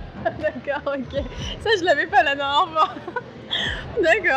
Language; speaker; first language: French; native; French